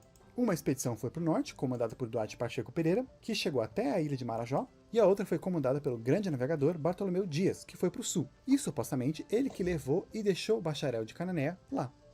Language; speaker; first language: Portuguese; native; Portuguese